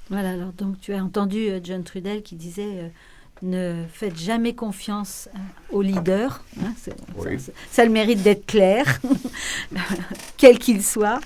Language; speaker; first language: French; native; French